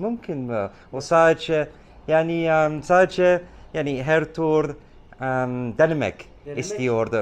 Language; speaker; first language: Turkish; non-native, learner; English